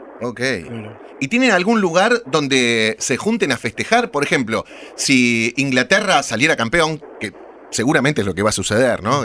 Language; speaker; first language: Spanish; native; Spanish